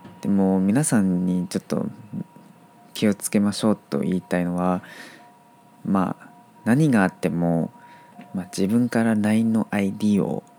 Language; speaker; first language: Japanese; non-native, fluent; Chinese